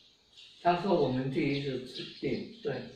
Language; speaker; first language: Chinese; non-native, local second language; Hakka Chinese